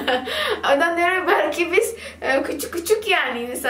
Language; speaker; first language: Turkish; non-native, learner; Indonesian